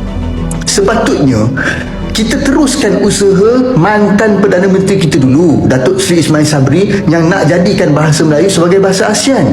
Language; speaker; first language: Malay; native; Malay